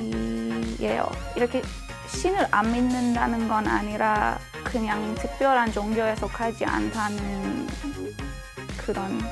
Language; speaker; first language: Korean; non-native, fluent; Persian